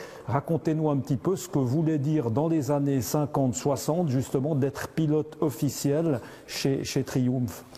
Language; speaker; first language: French; native; French